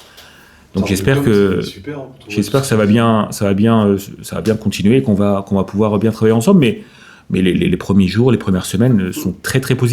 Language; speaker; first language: French; native; French